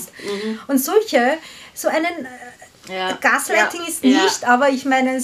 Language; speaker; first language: German; non-native, learner; Korean